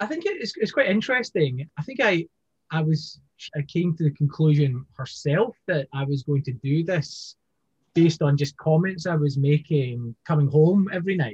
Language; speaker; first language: English; native; English